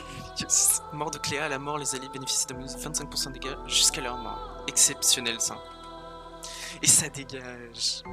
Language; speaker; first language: French; native; French